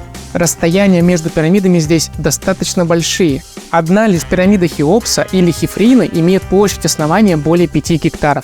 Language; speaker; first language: Russian; native; Russian